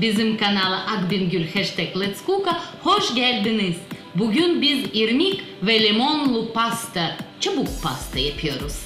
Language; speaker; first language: Turkish; non-native, learner; Russian